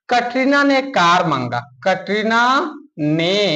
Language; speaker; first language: Hindi; non-native, local second language; Bangla